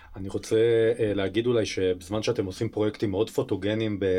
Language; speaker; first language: Hebrew; native; Hebrew